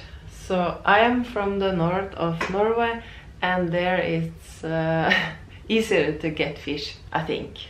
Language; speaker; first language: English; non-native, learner; Norwegian